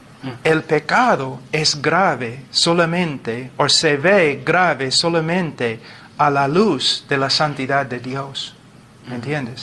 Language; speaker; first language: Spanish; non-native, fluent; English